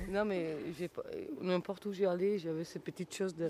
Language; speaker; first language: French; non-native, fluent; Italian